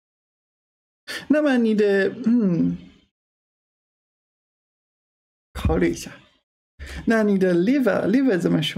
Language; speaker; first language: Chinese; non-native, learner; English